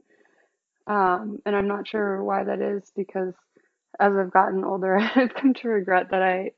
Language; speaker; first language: English; native; English